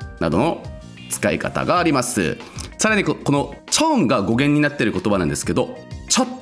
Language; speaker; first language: Japanese; non-native, local second language; Korean